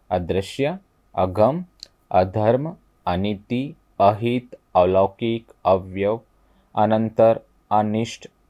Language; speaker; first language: Hindi; non-native, local second language; Gujarati